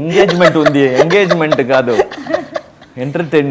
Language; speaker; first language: Telugu; non-native, learner; Tamil